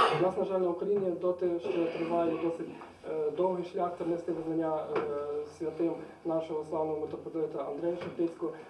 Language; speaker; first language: Ukrainian; native; Ukrainian